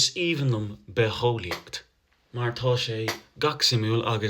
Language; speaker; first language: Irish; non-native, local second language; English